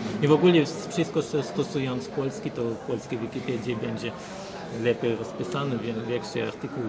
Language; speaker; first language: Polish; non-native, learner; Ukrainian